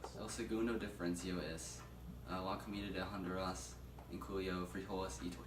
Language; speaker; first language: Spanish; non-native, learner; English